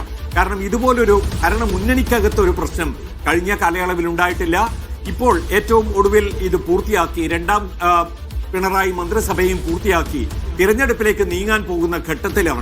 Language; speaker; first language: Malayalam; native; Malayalam